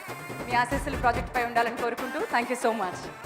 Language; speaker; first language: Telugu; native; Telugu